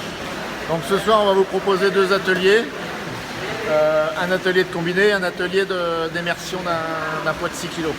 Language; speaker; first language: French; native; French